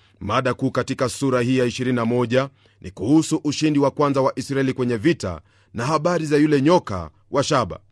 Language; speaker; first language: Swahili; non-native, local second language; Luyia